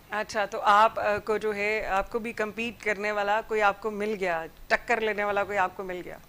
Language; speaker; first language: Urdu; native; Urdu